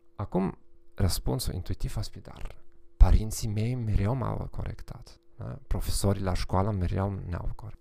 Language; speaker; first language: Romanian; non-native, fluent; German